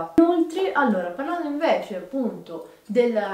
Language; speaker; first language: Italian; native; Italian